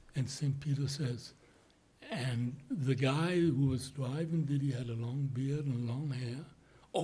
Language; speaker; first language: English; non-native, fluent; German